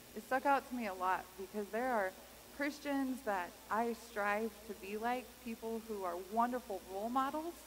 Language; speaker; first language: English; native; English